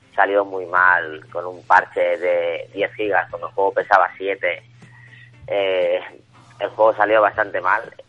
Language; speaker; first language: Spanish; non-native, local second language; Catalan